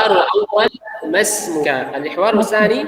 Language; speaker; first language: Arabic; non-native, fluent; Indonesian